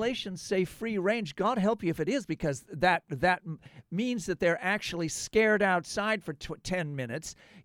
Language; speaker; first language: English; native; English